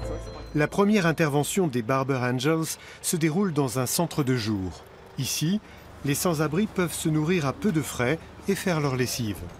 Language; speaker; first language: French; native; French